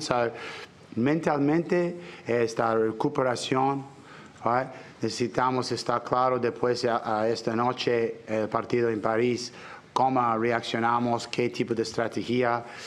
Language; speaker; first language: Spanish; non-native, fluent; English